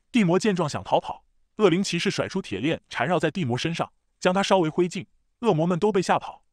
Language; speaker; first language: Chinese; native; Chinese